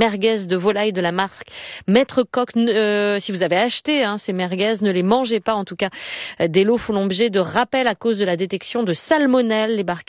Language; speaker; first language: French; native; French